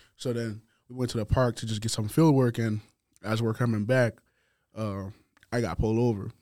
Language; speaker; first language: English; non-native, fluent; Haitian Creole